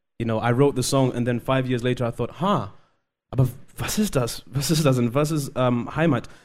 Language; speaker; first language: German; non-native, learner; Shona